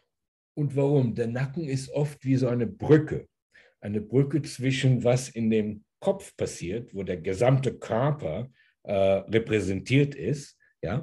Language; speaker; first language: German; early bilingual, heritage; German